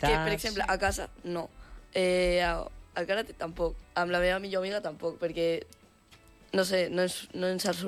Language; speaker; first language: Catalan; non-native, local second language; Spanish